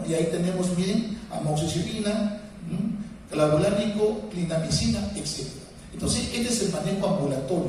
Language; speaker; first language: Spanish; native; Spanish